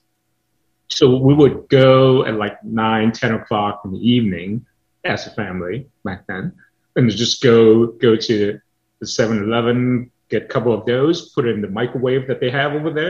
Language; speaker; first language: English; non-native, local second language; Cantonese